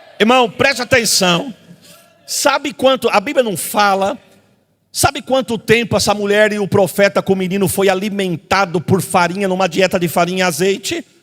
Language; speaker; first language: Portuguese; native; Portuguese